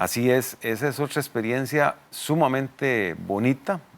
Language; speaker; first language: Spanish; native; Spanish